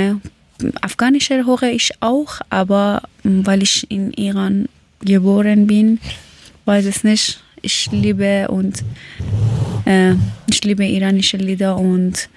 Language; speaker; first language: German; non-native, learner; Persian